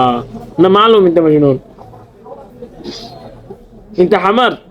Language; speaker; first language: Arabic; non-native, learner; Bangla